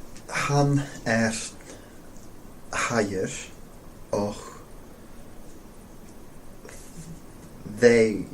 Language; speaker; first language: Icelandic; non-native, learner; English